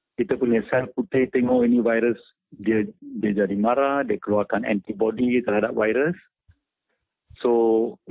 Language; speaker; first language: Malay; non-native, local second language; Tamil